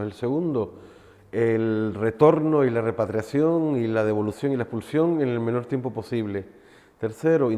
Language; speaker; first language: Spanish; native; Spanish